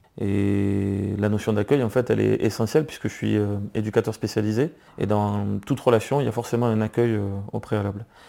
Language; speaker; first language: French; native; French